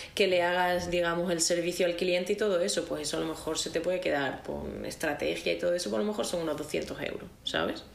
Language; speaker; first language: Spanish; native; Spanish